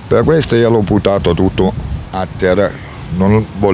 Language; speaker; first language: Italian; non-native, learner; German